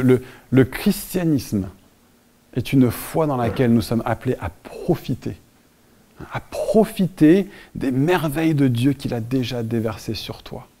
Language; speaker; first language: French; native; French